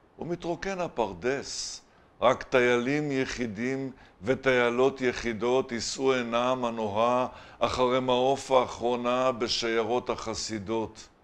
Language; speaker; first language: Hebrew; native; Hebrew